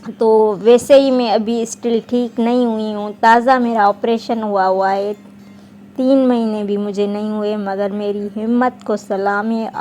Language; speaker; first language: Urdu; non-native, local second language; Sindhi